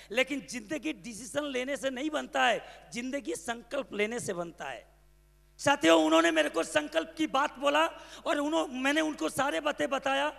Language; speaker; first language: Hindi; non-native, local second language; Bangla